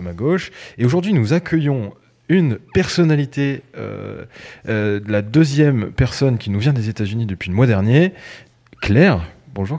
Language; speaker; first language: French; native; French